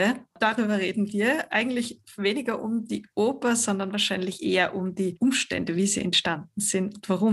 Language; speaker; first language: German; native; German